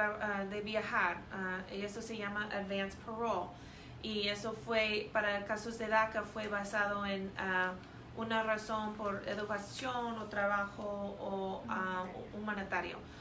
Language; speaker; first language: Spanish; non-native, fluent; English